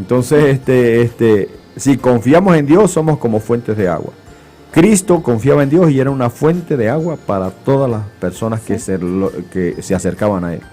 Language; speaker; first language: Spanish; native; Spanish